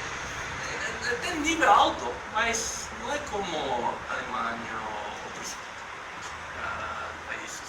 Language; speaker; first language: Portuguese; non-native, learner; Japanese